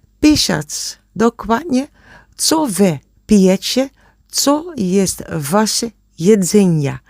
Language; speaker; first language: Polish; non-native, learner; German